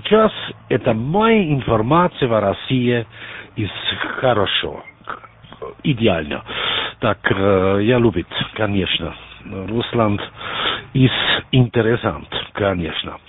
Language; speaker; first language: Russian; non-native, learner; German